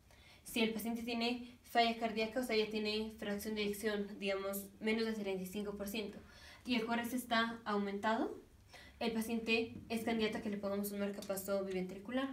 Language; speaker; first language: Spanish; native; Spanish